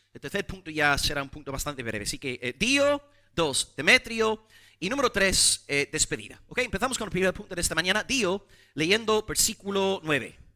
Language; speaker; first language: Spanish; non-native, fluent; English